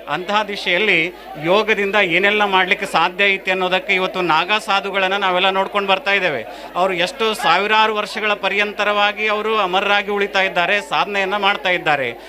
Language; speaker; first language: Kannada; native; Kannada